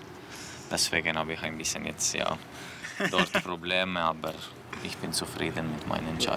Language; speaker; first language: German; non-native, local second language; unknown